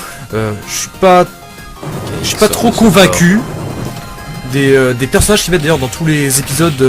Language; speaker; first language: French; native; French